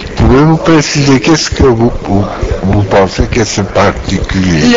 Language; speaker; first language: French; non-native, learner; Romanian